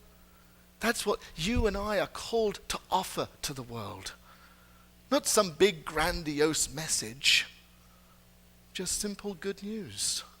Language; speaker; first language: English; native; English